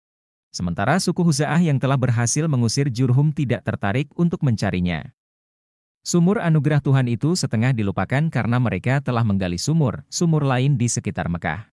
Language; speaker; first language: Indonesian; native; Indonesian